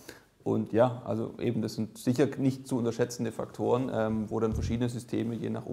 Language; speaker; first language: German; native; German